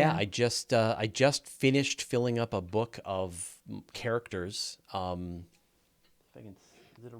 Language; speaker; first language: English; native; English